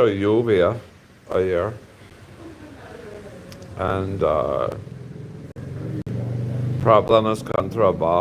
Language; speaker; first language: Spanish; non-native, learner; English